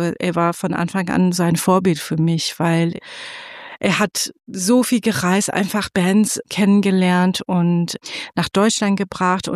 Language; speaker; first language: German; non-native, fluent; Persian